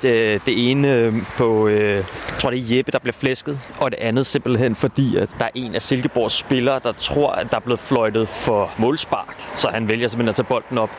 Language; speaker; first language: Danish; native; Danish